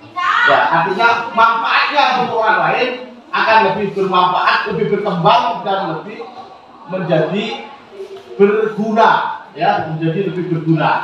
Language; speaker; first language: Indonesian; native; Indonesian